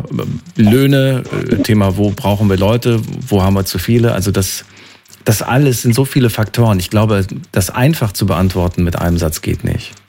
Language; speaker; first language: German; native; German